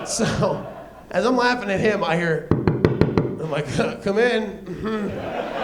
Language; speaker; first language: English; native; English